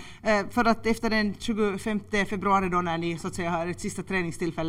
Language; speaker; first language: Swedish; native; Swedish